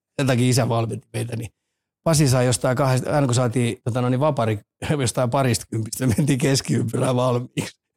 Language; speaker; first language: Finnish; native; Finnish